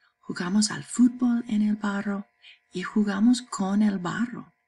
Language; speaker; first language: Spanish; non-native, fluent; English